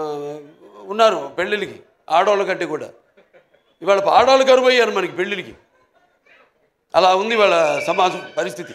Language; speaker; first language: Telugu; native; Telugu